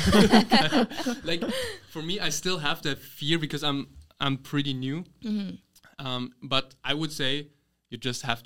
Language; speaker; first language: English; non-native, fluent; German